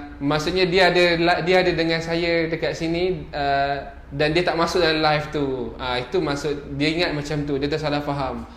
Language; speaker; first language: Malay; native; Malay